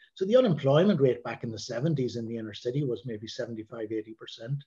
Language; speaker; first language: English; native; English